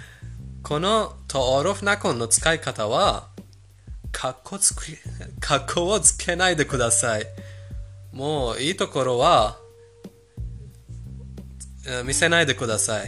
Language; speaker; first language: Japanese; non-native, fluent; Persian